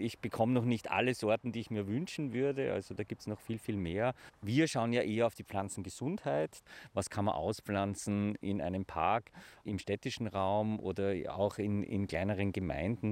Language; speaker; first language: German; native; German